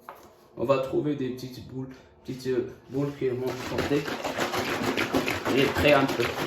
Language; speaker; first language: French; non-native, local second language; Arabic